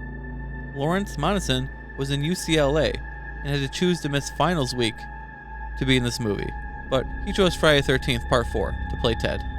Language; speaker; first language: English; native; English